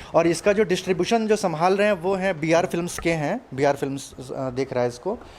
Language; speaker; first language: Hindi; non-native, local second language; Telugu